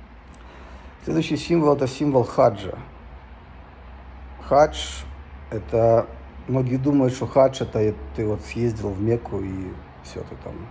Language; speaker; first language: Russian; native; Russian